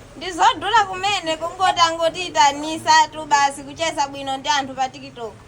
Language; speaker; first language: Nyanja; non-native, local second language; Tumbuka